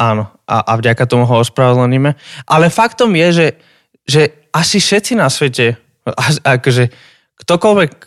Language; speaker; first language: Slovak; native; Slovak